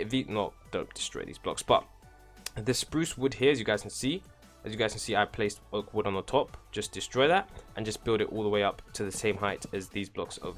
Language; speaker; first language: English; native; English